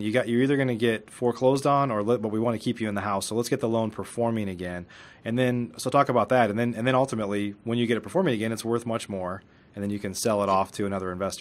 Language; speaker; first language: English; native; English